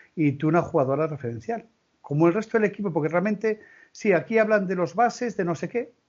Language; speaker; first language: Spanish; non-native, local second language; Galician